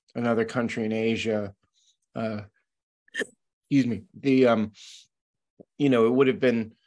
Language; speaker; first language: English; native; English